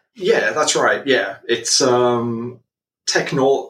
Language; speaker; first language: English; native; English